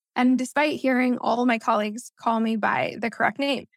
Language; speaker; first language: English; early bilingual, other home language; Spanish